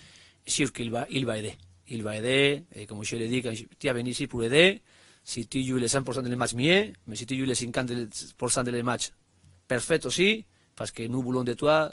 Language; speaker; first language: French; non-native, learner; Spanish